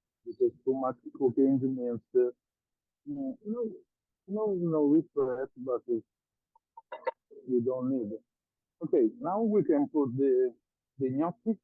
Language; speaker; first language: English; non-native, learner; Italian